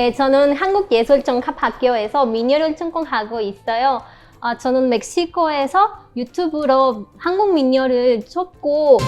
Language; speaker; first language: Korean; non-native, fluent; Spanish